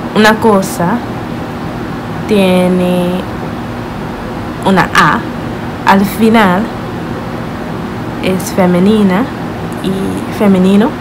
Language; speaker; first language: Spanish; non-native, learner; English